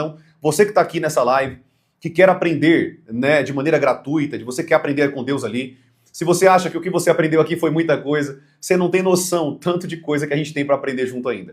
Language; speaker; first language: Portuguese; native; Portuguese